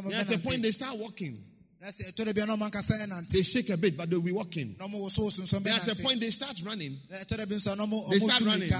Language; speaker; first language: English; non-native, local second language; Akan